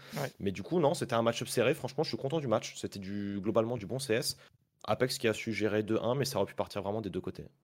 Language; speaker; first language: French; native; French